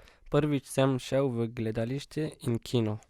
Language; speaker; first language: Slovenian; early bilingual, other home language; Arabic